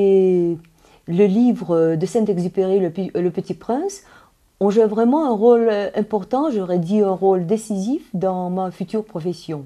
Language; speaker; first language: French; non-native, fluent; Russian